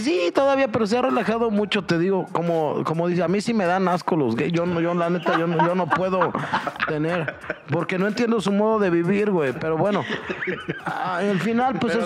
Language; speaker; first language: Spanish; native; Spanish